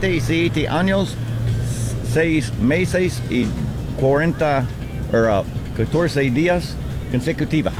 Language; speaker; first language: Portuguese; non-native, learner; English